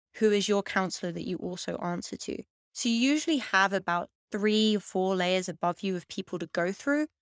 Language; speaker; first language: English; native; English